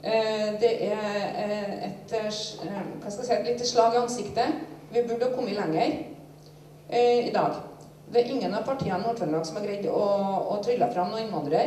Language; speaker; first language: Norwegian; native; Norwegian